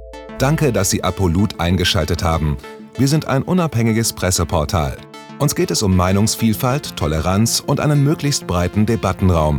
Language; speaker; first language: German; native; German